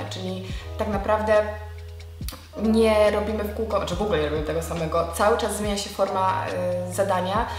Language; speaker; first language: Polish; native; Polish